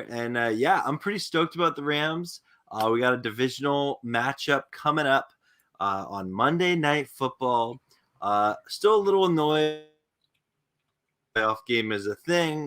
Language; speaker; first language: English; native; English